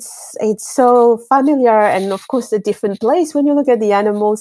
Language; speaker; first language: English; non-native, fluent; French